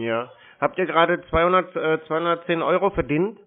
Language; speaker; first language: German; native; German